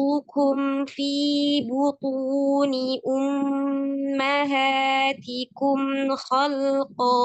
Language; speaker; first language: Arabic; non-native, fluent; Indonesian